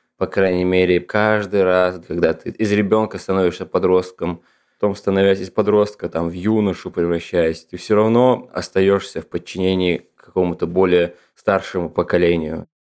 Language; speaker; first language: Russian; non-native, local second language; Ingush